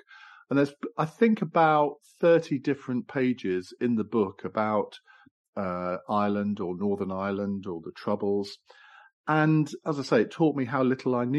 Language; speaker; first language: English; native; English